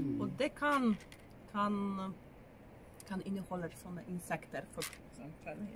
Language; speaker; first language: Norwegian; non-native, learner; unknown